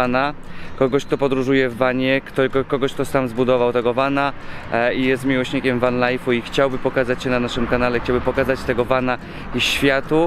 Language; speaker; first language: Polish; native; Polish